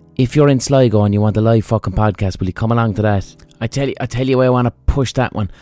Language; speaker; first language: English; native; English